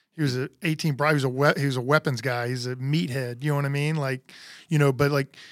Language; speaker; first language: English; native; English